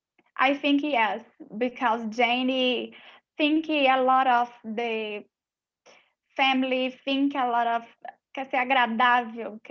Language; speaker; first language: English; non-native, learner; Portuguese